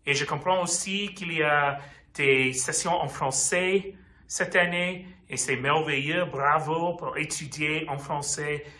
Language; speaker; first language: French; non-native, learner; English